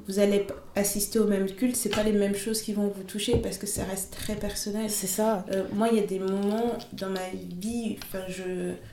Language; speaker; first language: French; early bilingual, other home language; Lingala